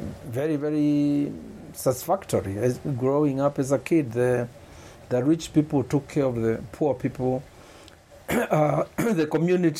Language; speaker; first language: English; non-native, local second language; Kamba